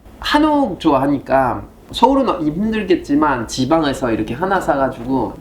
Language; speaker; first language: Korean; non-native, fluent; French